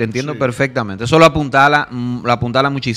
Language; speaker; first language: Spanish; native; Spanish